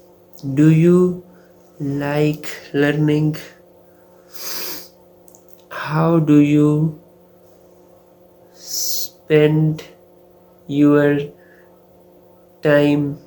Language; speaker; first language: English; non-native, local second language; Hindi